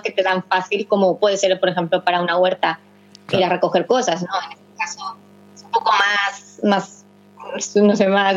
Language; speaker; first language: Spanish; native; Spanish